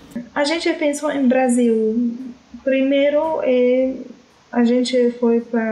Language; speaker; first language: Portuguese; non-native, fluent; Arabic